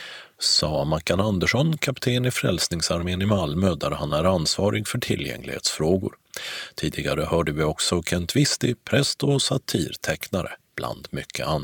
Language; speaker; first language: Swedish; native; Swedish